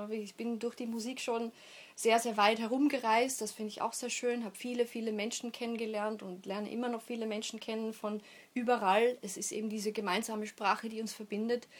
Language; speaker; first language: German; native; German